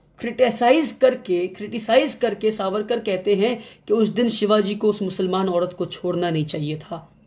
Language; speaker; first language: Hindi; non-native, local second language; Kannada